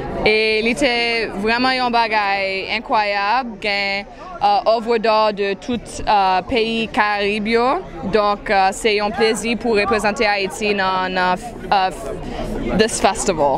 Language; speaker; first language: French; native; French